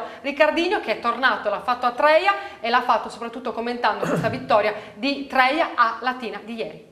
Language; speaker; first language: Italian; native; Italian